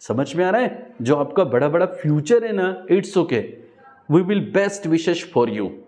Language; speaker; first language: Hindi; non-native, local second language; Marathi